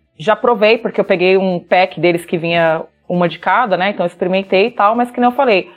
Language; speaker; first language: Portuguese; native; Portuguese